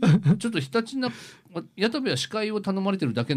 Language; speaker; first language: Japanese; native; Japanese